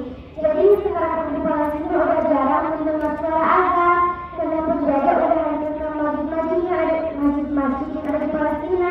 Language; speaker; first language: Indonesian; early bilingual, other home language; Arabic